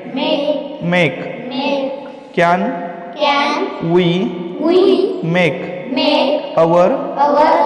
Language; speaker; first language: English; non-native, learner; Marathi